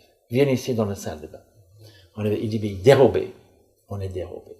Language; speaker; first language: French; non-native, fluent; English